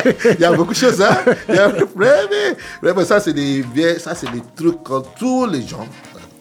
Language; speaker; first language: French; non-native, learner; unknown